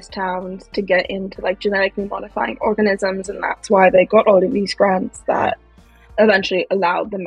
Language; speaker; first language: English; native; English